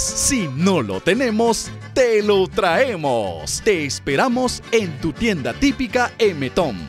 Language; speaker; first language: Spanish; native; Spanish